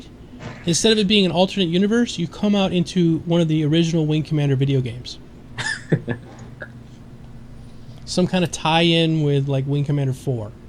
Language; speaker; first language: English; native; English